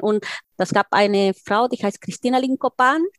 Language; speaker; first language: German; non-native, fluent; Spanish